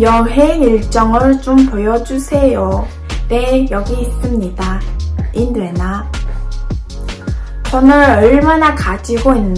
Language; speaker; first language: Korean; non-native, learner; Mongolian